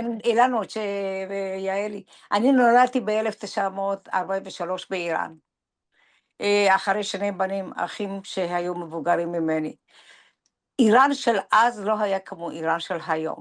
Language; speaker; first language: Hebrew; non-native, fluent; Persian